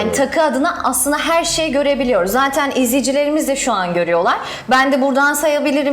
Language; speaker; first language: Turkish; native; Turkish